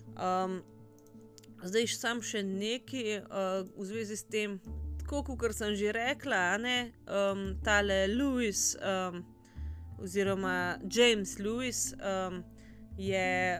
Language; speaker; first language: Slovenian; native; Slovenian